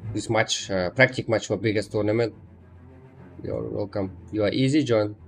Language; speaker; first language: English; non-native, learner; Kazakh